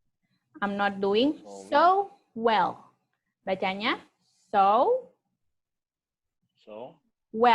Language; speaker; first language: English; non-native, fluent; Indonesian